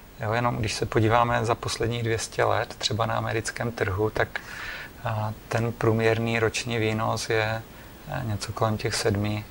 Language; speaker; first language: Czech; native; Czech